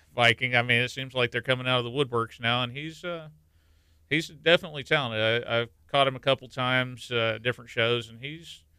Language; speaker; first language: English; native; English